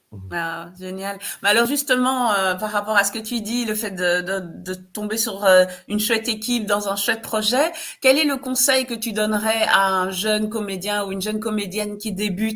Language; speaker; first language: French; native; French